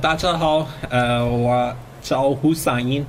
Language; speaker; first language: Chinese; non-native, learner; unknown